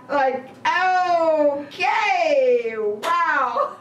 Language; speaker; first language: English; native; English